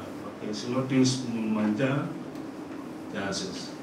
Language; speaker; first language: Spanish; non-native, learner; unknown